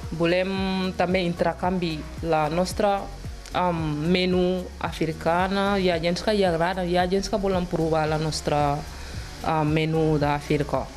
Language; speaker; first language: Catalan; non-native, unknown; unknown